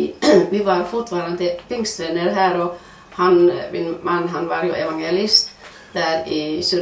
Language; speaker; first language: Swedish; non-native, fluent; Finnish